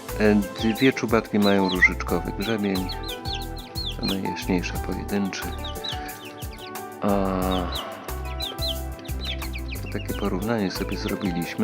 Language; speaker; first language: Polish; native; Polish